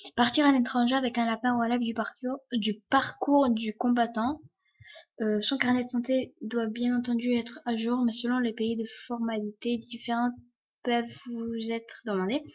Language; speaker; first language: French; early bilingual, other home language; Polish